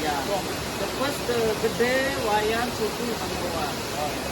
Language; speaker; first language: English; non-native, learner; Balinese